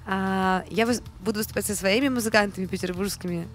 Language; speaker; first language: Russian; native; Russian